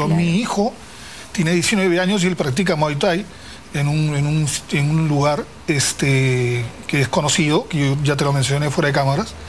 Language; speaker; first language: Spanish; native; Spanish